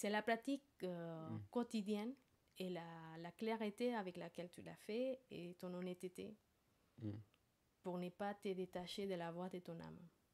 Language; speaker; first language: French; non-native, fluent; Spanish